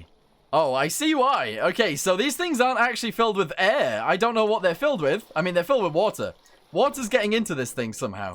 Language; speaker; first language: English; native; English